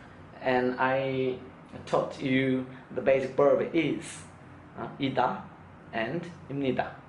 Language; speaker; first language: English; non-native, learner; Korean